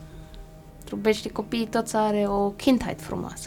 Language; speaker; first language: Romanian; early bilingual, heritage; Romanian